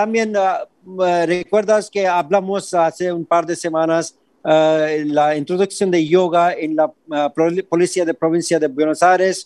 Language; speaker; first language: Spanish; non-native, fluent; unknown